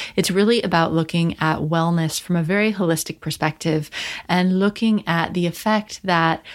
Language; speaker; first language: English; native; English